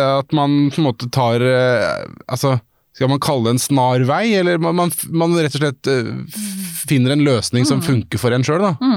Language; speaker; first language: Norwegian; native; Norwegian